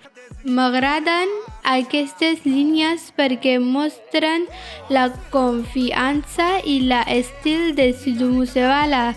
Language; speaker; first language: Catalan; non-native, learner; Punjabi